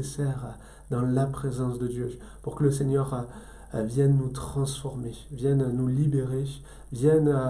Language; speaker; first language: French; native; French